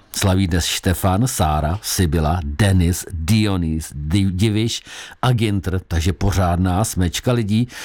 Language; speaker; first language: Czech; native; Czech